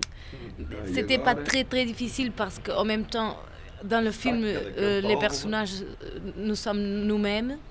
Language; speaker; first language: French; non-native, fluent; Portuguese